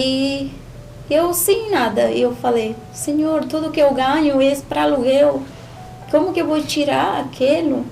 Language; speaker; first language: Portuguese; non-native, learner; Spanish